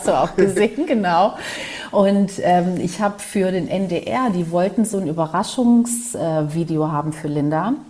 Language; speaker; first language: German; early bilingual, other home language; Greek